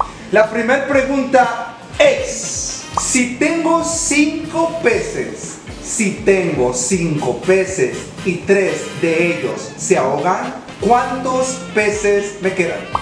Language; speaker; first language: Spanish; native; Spanish